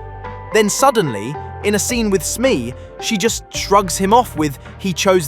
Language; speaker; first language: English; native; English